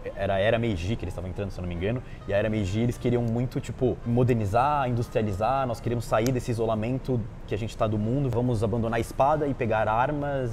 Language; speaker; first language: Portuguese; early bilingual, other home language; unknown